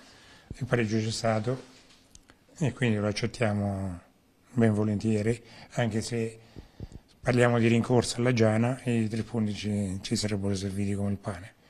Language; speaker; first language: Italian; native; Italian